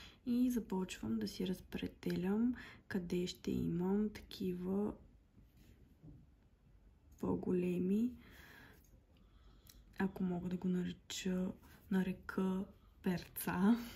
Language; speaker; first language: Bulgarian; native; Bulgarian